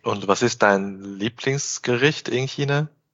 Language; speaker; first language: German; non-native, fluent; Chinese